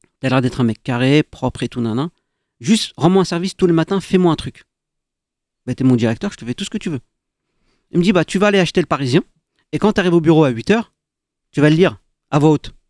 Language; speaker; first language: French; early bilingual, other home language; Arabic